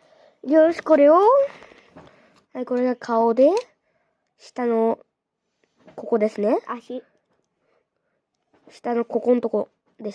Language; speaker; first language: Japanese; native; Japanese